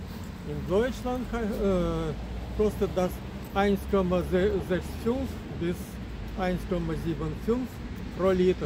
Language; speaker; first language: German; non-native, fluent; Russian